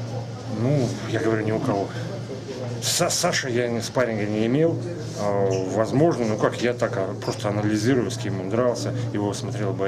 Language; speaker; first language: Russian; native; Russian